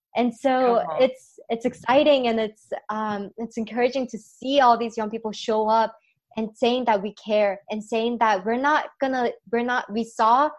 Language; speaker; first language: English; native; English